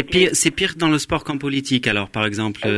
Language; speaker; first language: French; native; French